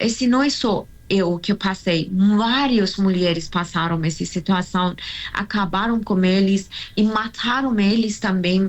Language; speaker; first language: Portuguese; non-native, learner; Persian